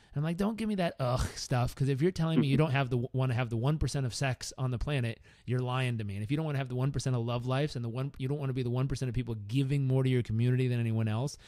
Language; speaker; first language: English; native; English